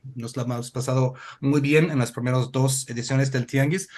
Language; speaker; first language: Spanish; non-native, fluent; English